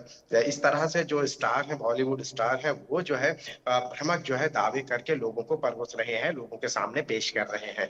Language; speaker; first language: Hindi; native; Hindi